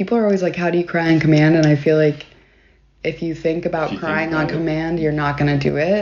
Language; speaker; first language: English; native; English